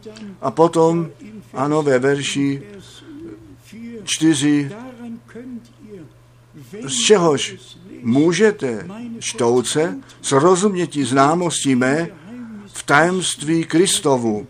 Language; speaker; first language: Czech; non-native, fluent; German